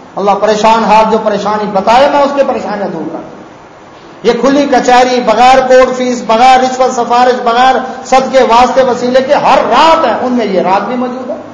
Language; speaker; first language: Urdu; non-native, local second language; Saraiki